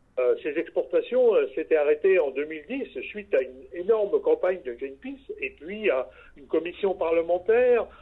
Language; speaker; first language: French; native; French